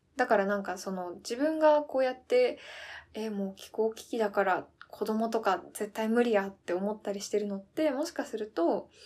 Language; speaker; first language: Japanese; early bilingual, heritage; Japanese